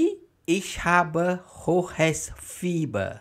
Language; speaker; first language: German; non-native, learner; Khmer